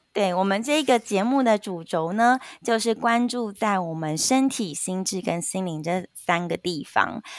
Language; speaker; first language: Chinese; native; Chinese